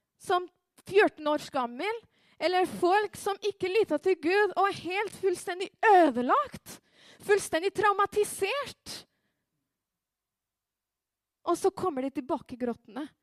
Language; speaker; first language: Norwegian; non-native, fluent; Spanish